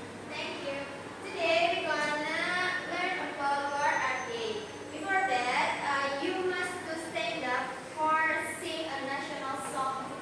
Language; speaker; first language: English; non-native, learner; Indonesian